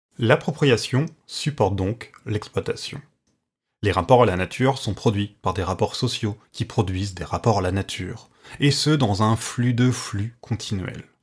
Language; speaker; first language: French; native; French